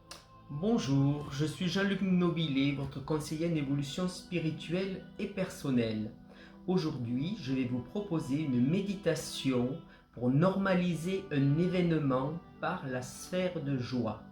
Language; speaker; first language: French; native; French